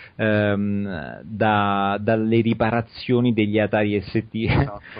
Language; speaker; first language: Italian; native; Italian